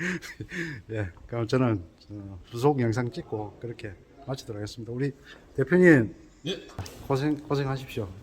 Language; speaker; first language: Korean; native; Korean